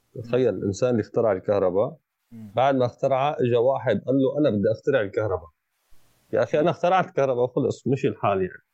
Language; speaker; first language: Arabic; native; Arabic